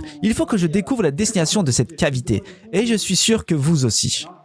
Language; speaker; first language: French; native; French